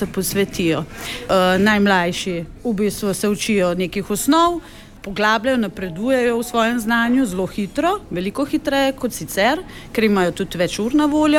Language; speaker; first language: Slovenian; native; Slovenian